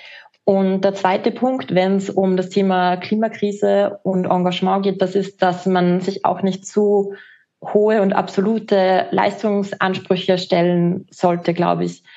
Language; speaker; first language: German; native; German